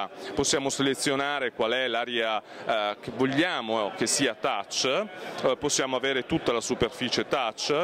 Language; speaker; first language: Italian; native; Italian